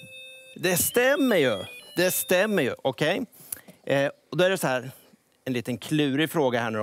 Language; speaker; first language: Swedish; native; Swedish